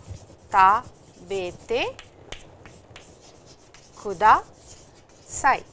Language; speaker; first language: Japanese; non-native, fluent; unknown